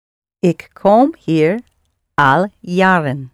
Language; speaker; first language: Dutch; non-native, learner; English